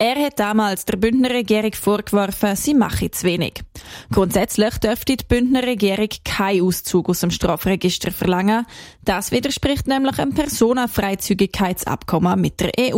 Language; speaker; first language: German; native; German